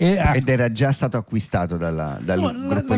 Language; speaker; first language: Italian; native; Italian